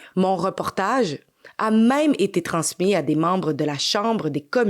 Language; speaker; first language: French; native; French